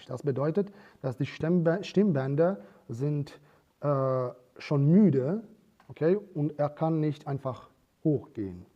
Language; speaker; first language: German; non-native, fluent; Russian